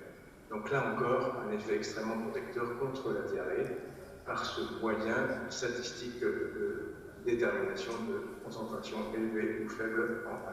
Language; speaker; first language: French; native; French